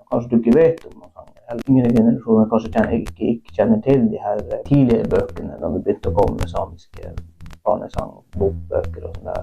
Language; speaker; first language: Norwegian; non-native, local second language; Northern Sami